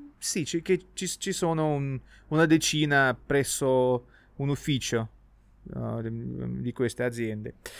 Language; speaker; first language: Italian; non-native, fluent; Russian